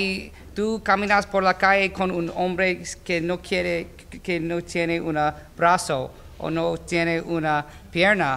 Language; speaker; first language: Spanish; non-native, learner; English